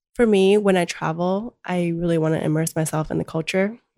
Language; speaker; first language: English; early bilingual, other home language; Chinese